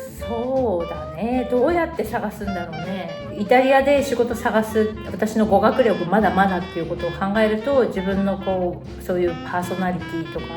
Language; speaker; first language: Japanese; native; Japanese